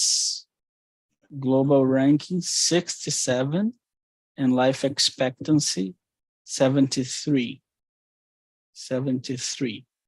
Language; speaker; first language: English; non-native, fluent; Portuguese